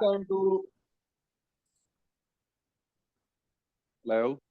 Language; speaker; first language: English; non-native, learner; Urdu